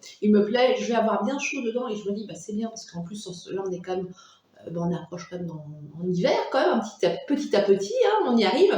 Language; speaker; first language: French; native; French